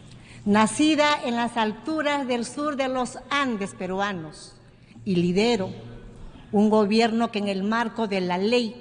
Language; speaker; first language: Spanish; native; Spanish